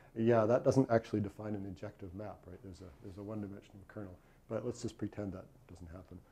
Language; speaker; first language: English; native; English